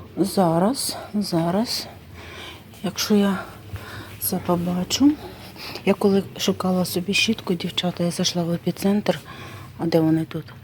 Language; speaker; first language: Ukrainian; native; Ukrainian